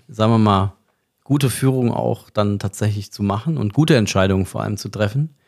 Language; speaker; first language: German; native; German